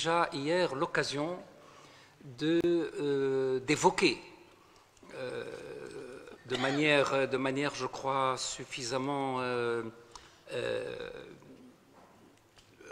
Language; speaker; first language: French; non-native, local second language; Arabic